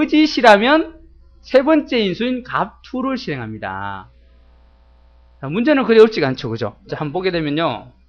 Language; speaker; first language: Korean; native; Korean